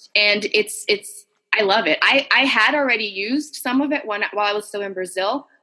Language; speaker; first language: English; non-native, fluent; Portuguese